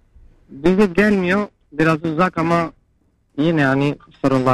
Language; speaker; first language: Turkish; non-native, fluent; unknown